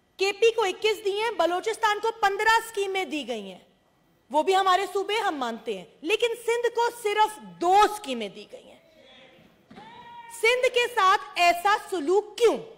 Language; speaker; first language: Urdu; non-native, local second language; Sindhi